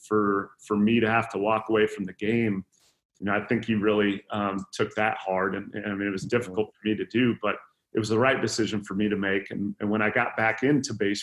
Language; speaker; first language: English; native; English